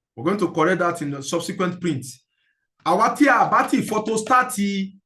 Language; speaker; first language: English; non-native, local second language; Yoruba